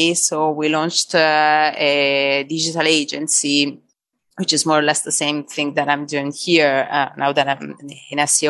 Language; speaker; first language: English; non-native, fluent; Italian